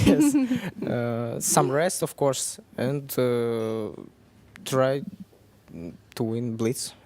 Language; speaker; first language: English; non-native, learner; Russian